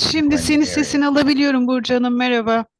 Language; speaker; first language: Turkish; native; Turkish